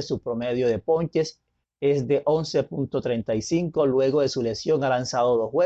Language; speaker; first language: Spanish; native; Spanish